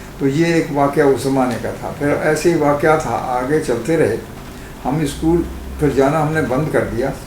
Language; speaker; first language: Urdu; native; Urdu